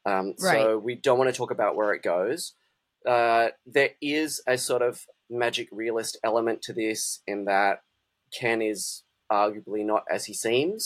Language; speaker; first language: English; native; English